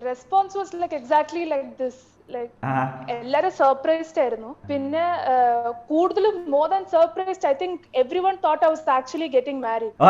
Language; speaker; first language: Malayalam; early bilingual, heritage; Malayalam